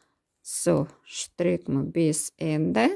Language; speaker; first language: German; non-native, fluent; Russian